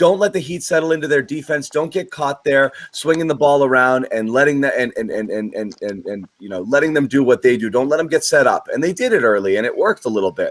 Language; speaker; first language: English; native; English